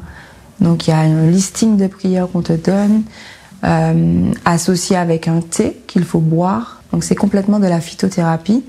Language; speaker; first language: French; native; French